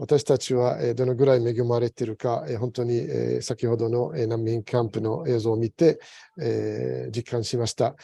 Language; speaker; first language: Japanese; non-native, fluent; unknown